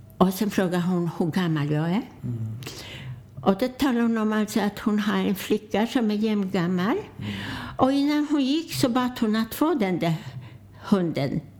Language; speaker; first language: Swedish; non-native, fluent; Polish